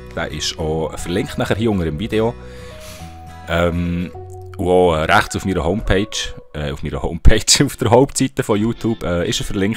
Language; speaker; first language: German; native; German